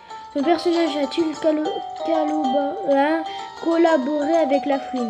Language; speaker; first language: French; native; French